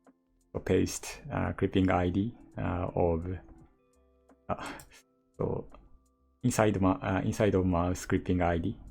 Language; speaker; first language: English; non-native, learner; Japanese